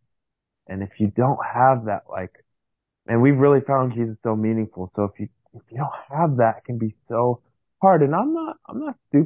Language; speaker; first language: English; native; English